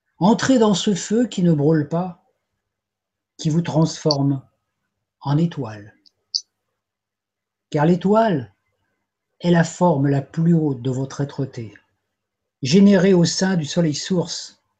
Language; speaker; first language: French; native; French